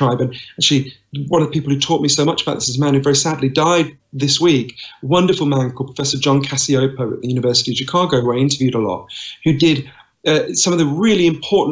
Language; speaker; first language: English; native; English